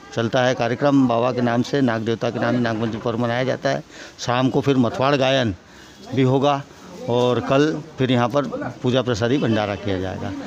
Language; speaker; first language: Hindi; native; Hindi